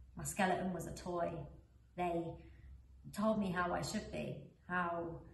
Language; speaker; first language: English; native; English